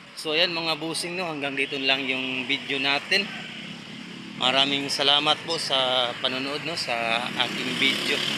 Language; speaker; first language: Filipino; non-native, local second language; Cebuano